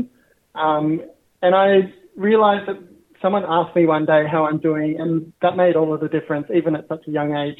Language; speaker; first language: English; native; English